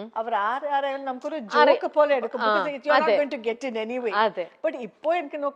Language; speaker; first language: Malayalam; non-native, fluent; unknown